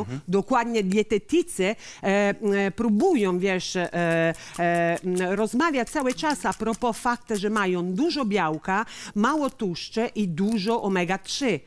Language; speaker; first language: Polish; non-native, learner; Italian